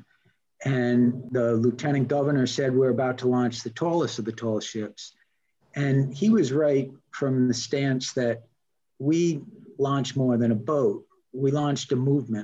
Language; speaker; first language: English; native; English